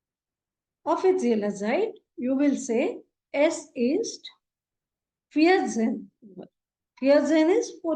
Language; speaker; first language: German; non-native, fluent; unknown